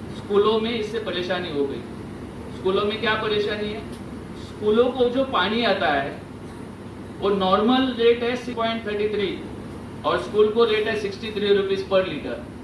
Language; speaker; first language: Hindi; non-native, local second language; Marathi